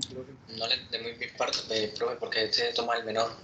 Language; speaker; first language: Spanish; native; Spanish